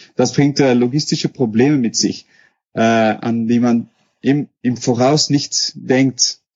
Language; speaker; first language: German; non-native, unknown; Dutch